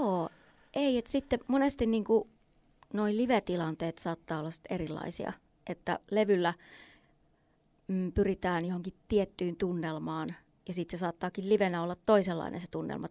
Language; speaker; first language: Finnish; native; Finnish